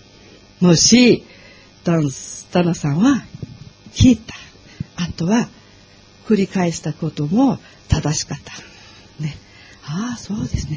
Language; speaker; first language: Japanese; non-native, learner; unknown